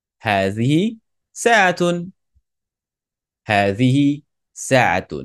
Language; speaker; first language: Arabic; non-native, fluent; English